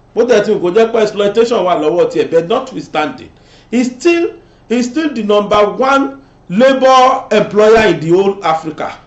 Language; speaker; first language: English; non-native, local second language; Yoruba